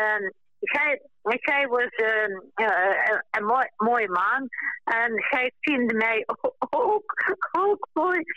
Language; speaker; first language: Dutch; non-native, local second language; Ukrainian